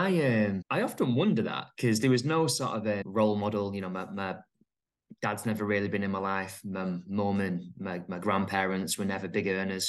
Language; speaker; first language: English; native; English